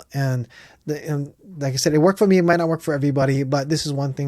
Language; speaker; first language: English; native; English